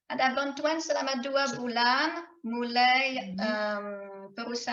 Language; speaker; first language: Indonesian; non-native, fluent; French